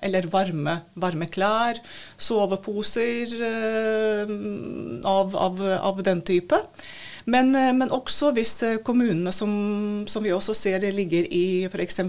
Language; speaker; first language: Norwegian; non-native, fluent; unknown